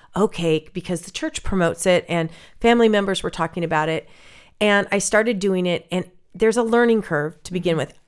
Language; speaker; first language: English; early bilingual, other home language; Norwegian